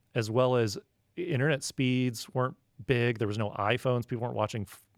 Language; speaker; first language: English; native; English